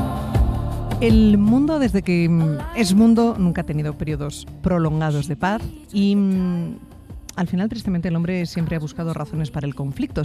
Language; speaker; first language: Spanish; native; Spanish